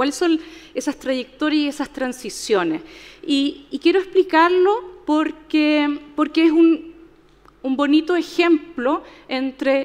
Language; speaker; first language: Spanish; native; Spanish